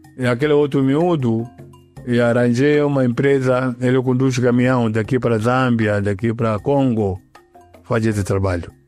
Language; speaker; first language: Portuguese; non-native, local second language; Yao